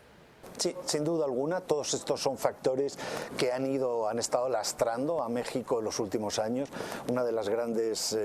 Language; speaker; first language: Spanish; native; Spanish